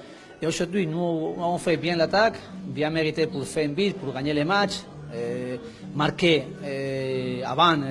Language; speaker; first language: French; non-native, fluent; Spanish